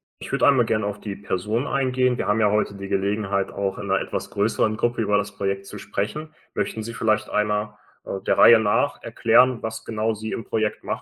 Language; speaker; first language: German; native; German